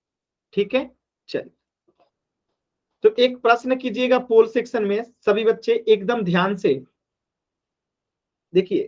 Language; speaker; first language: Hindi; native; Hindi